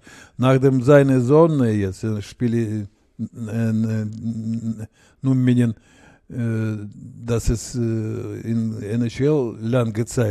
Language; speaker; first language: German; non-native, learner; Russian